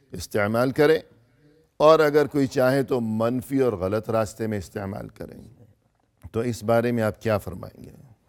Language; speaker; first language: Urdu; native; Urdu